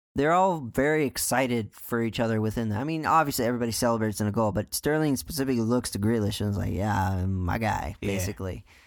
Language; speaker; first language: English; native; English